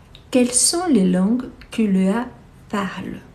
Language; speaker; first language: French; non-native, fluent; Portuguese